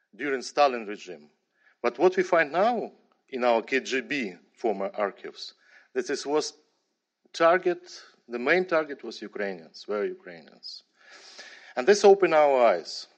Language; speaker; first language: English; non-native, fluent; Ukrainian